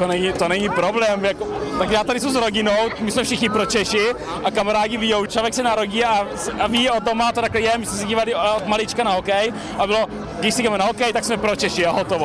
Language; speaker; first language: Czech; early bilingual, heritage; Czech